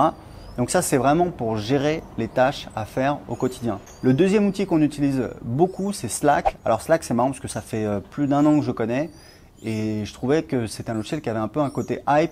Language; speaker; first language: French; native; French